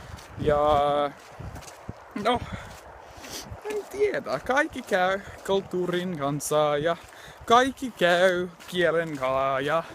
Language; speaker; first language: Finnish; non-native, learner; English